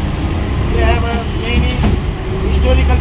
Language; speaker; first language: English; non-native, learner; Hindi